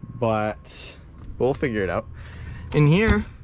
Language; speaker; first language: English; native; English